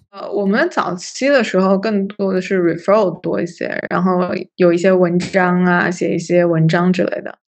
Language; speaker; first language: Chinese; native; Chinese